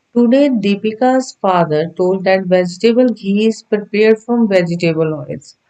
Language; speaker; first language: English; non-native, local second language; Punjabi